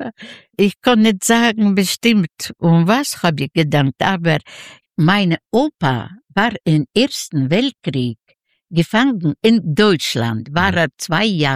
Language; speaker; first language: German; non-native, learner; Yiddish